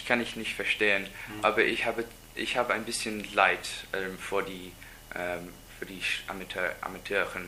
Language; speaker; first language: German; non-native, learner; English